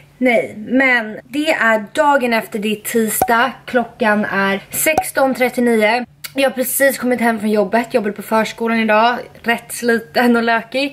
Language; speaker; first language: Swedish; native; Swedish